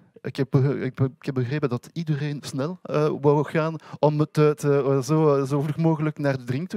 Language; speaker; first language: Dutch; non-native, learner; French